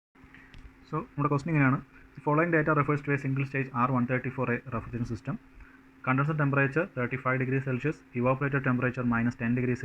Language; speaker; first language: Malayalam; native; Malayalam